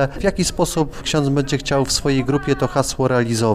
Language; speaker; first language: Polish; native; Polish